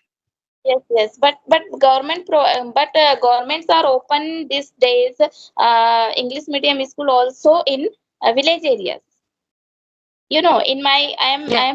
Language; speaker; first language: English; non-native, learner; Hindi